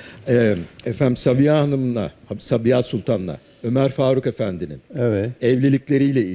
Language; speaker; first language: Turkish; native; Turkish